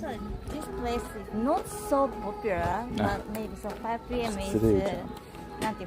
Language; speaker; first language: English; non-native, learner; Japanese